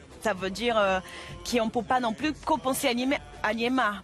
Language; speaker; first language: French; non-native, fluent; Portuguese